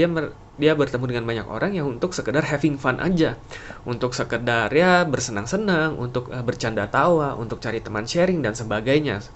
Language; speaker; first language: Indonesian; native; Indonesian